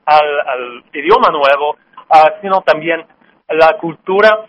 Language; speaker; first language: Spanish; non-native, learner; English